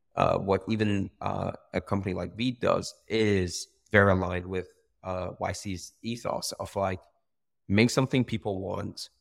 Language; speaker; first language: English; non-native, fluent; Persian